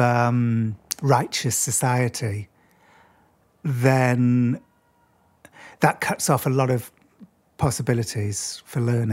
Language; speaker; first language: English; native; English